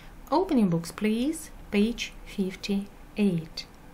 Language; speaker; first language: English; non-native, fluent; Russian